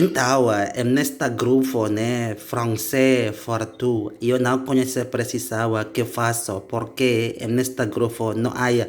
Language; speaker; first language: Portuguese; non-native, learner; Indonesian